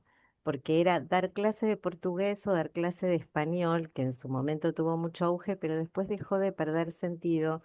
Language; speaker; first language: Spanish; native; Spanish